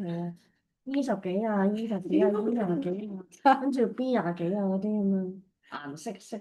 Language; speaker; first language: Cantonese; native; Cantonese